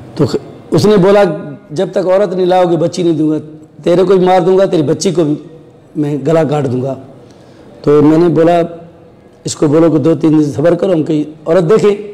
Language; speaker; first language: Urdu; non-native, local second language; Sindhi